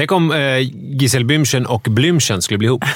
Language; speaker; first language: Swedish; native; Swedish